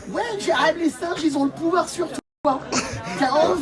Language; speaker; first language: French; native; French